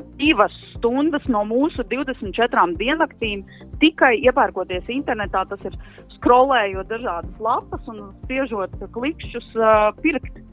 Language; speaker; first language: Latvian; native; Latvian